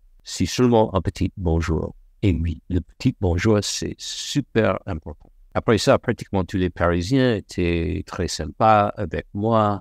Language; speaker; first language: French; non-native, fluent; English